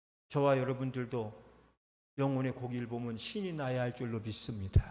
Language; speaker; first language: Korean; native; Korean